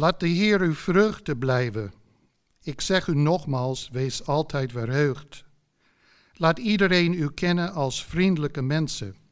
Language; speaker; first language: Dutch; non-native, fluent; English